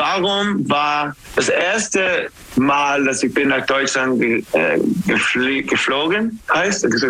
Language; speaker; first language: German; non-native, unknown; English